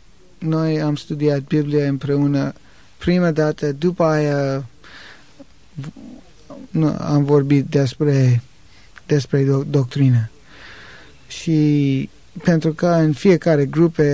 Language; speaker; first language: Romanian; non-native, learner; English